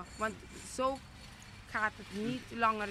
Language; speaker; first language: Dutch; non-native, local second language; Papiamento